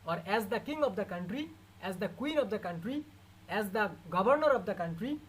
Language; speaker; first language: English; non-native, local second language; Bangla